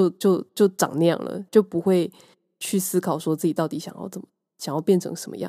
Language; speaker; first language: Chinese; native; Chinese